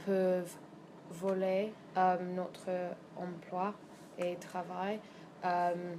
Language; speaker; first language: French; non-native, learner; English